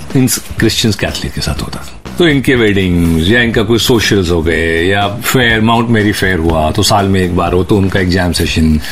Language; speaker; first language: Hindi; native; Hindi